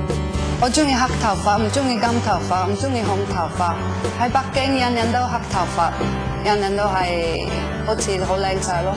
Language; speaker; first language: Cantonese; non-native, fluent; Norwegian